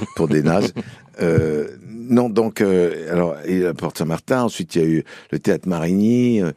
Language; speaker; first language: French; native; French